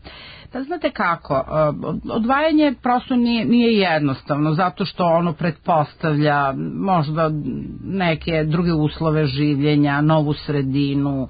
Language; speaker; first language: Serbian; native; Serbian